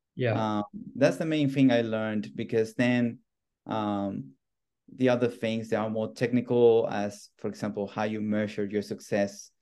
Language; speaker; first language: English; non-native, fluent; Spanish